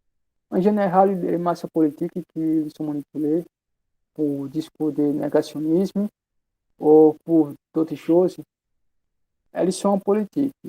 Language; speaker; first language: French; non-native, learner; Portuguese